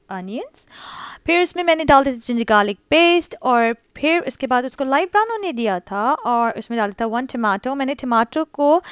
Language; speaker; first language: Urdu; native; Urdu